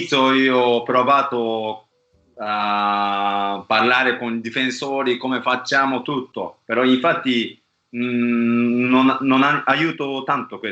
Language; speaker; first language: Italian; non-native, learner; Japanese